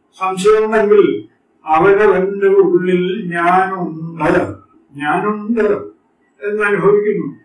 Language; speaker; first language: Malayalam; native; Malayalam